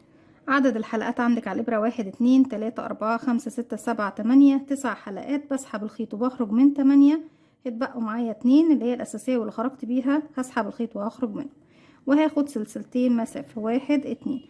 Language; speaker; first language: Arabic; native; Arabic